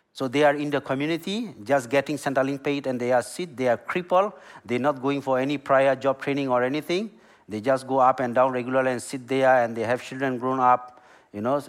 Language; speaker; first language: English; non-native, learner; Burmese